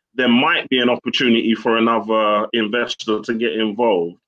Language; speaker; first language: English; native; English